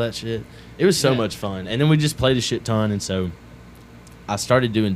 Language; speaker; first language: English; native; English